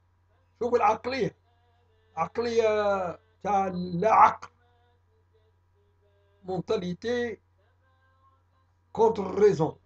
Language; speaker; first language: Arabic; native; Arabic